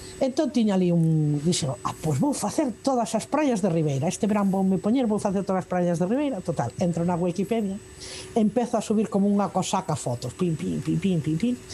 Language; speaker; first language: Galician; non-native, local second language; Spanish